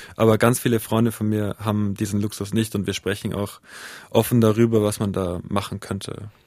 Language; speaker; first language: German; native; German